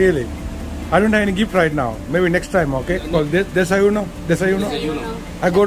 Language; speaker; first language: English; non-native, learner; Sinhala